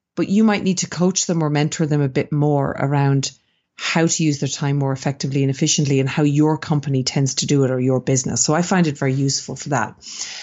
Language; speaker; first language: English; native; English